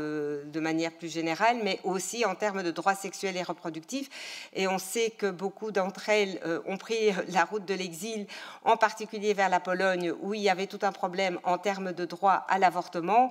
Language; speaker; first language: French; native; French